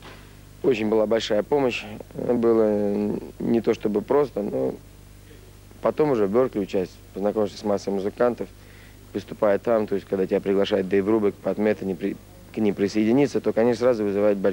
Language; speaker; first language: Russian; native; Russian